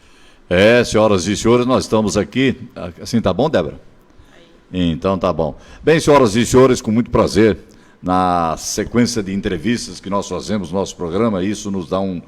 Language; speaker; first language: Portuguese; native; Portuguese